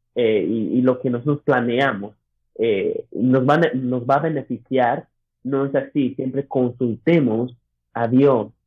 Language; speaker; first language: Spanish; early bilingual, other home language; English